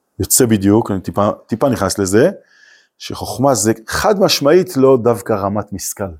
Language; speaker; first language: Hebrew; native; Hebrew